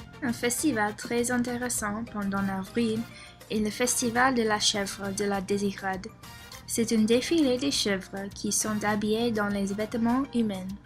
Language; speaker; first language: French; non-native, learner; English